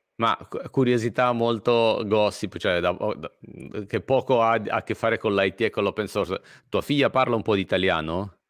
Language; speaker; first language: Italian; native; Italian